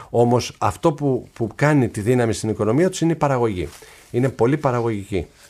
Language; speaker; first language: Greek; native; Greek